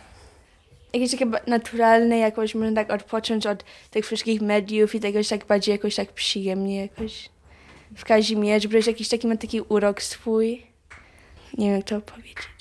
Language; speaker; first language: Polish; early bilingual, heritage; Polish